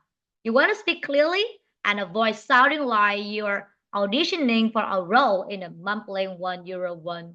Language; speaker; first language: English; non-native, fluent; Vietnamese